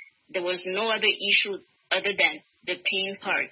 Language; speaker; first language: English; non-native, fluent; Rundi